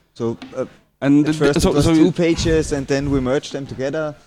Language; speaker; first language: English; non-native, fluent; German